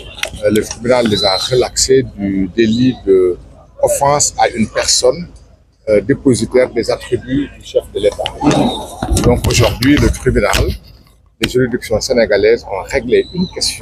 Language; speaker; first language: French; non-native, local second language; Wolof